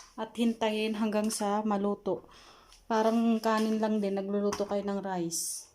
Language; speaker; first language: Filipino; non-native, local second language; Iloko